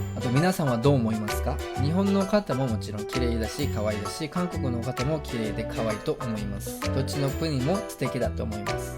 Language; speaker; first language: Japanese; non-native, fluent; Korean